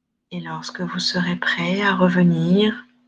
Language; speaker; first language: French; native; French